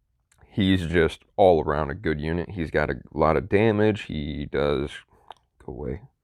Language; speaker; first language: English; native; English